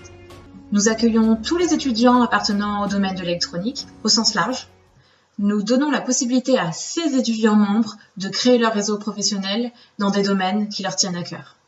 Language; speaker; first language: French; native; French